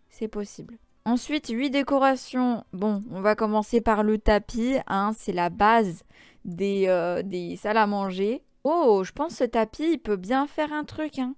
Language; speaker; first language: French; native; French